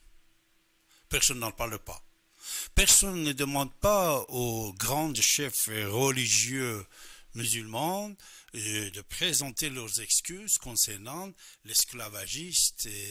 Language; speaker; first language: French; non-native, fluent; Persian